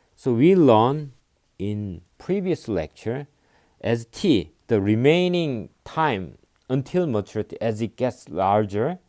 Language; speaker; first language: English; non-native, fluent; Korean